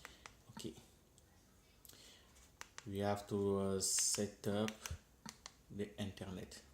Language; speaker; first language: English; non-native, learner; French